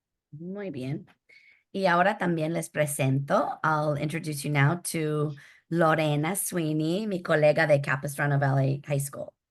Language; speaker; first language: Spanish; early bilingual, heritage; Spanish